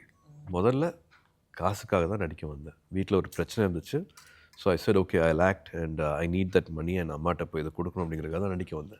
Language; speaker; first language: Tamil; native; Tamil